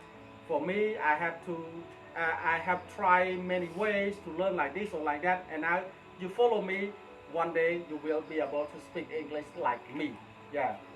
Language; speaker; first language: English; non-native, fluent; Khmer